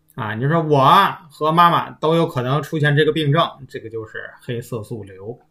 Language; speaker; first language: Chinese; native; Chinese